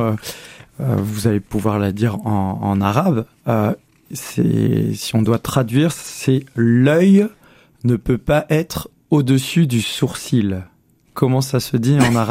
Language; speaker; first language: French; native; French